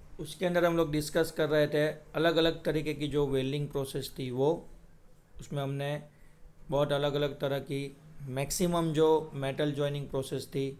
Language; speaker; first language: Hindi; non-native, local second language; Gujarati